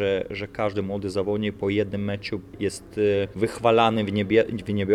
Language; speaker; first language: Polish; non-native, fluent; Lithuanian